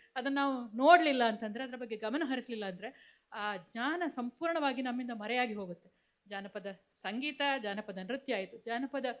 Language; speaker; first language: Kannada; native; Kannada